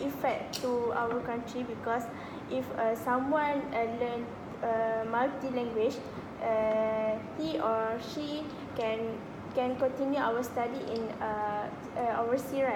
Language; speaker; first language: English; non-native, local second language; Malay